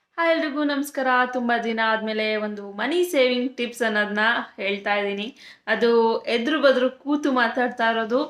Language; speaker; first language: Kannada; native; Kannada